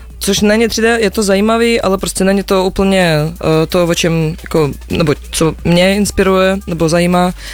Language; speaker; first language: Czech; non-native, fluent; Russian